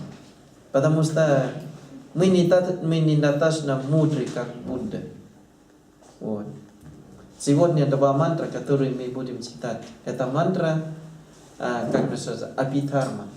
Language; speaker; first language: Russian; non-native, learner; Thai